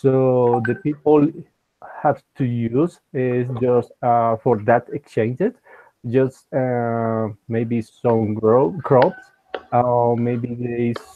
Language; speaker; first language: English; non-native, learner; Spanish